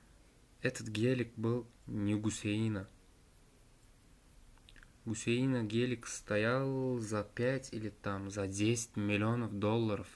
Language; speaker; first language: Russian; non-native, learner; Turkmen